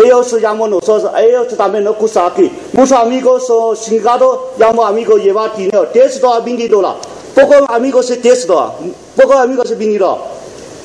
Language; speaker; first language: Spanish; non-native, learner; Chinese